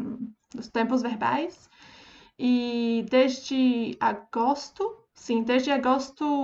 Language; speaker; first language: Portuguese; non-native, fluent; Slovak